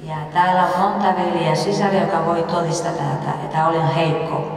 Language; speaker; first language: Finnish; non-native, fluent; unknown